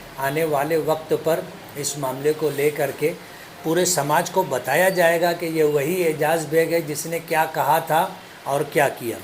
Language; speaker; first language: Urdu; native; Urdu